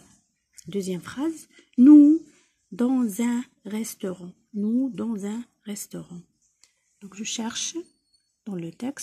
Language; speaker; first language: French; non-native, local second language; Arabic